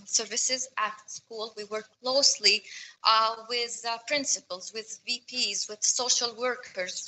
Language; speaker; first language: English; non-native, fluent; Arabic